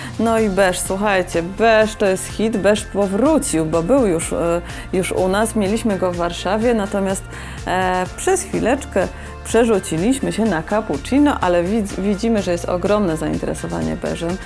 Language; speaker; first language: Polish; native; Polish